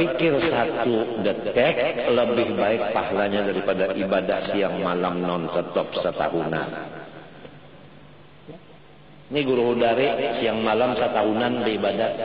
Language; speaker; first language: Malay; non-native, local second language; Banjar